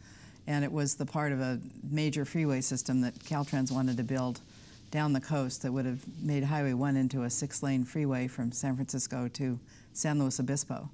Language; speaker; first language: English; native; English